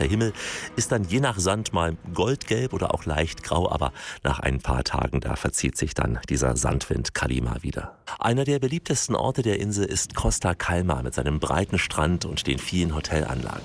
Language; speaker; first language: German; native; German